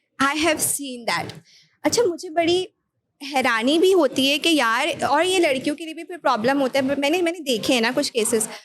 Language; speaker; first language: Urdu; native; Urdu